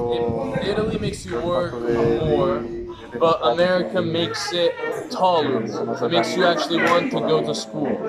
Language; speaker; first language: English; non-native, fluent; Italian